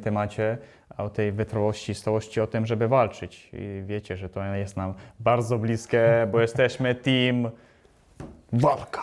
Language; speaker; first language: Polish; non-native, fluent; Ukrainian